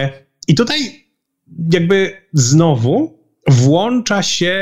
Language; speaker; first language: Polish; native; Polish